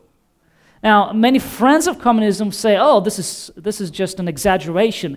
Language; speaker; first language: English; non-native, fluent; Bulgarian